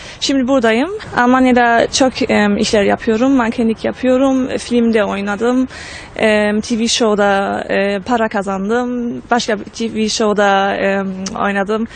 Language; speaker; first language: Turkish; early bilingual, heritage; Turkish